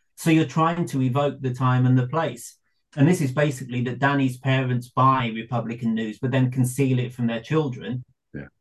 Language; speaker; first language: English; native; English